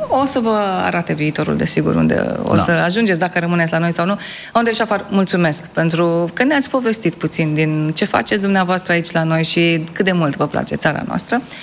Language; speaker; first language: Romanian; native; Romanian